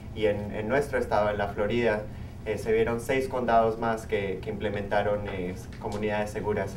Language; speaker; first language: Spanish; early bilingual, heritage; Spanish